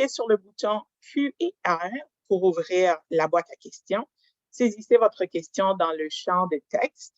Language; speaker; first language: French; native; French